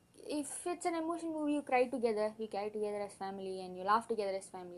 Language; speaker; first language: English; non-native, local second language; Tamil